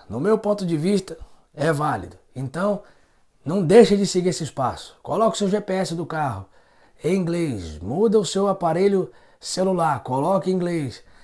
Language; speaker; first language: Portuguese; native; Portuguese